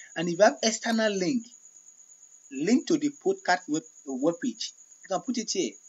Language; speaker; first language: English; non-native, local second language; Yoruba